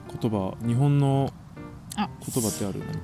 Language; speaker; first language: Japanese; native; Japanese